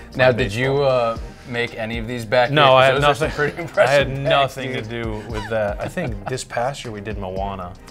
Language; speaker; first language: English; native; English